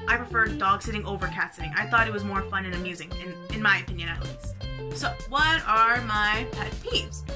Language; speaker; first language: English; native; English